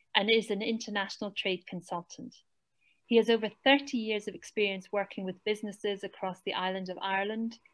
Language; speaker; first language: English; native; English